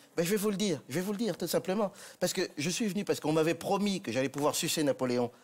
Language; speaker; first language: French; native; French